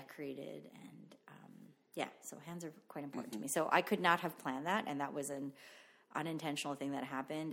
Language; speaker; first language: English; non-native, fluent; Filipino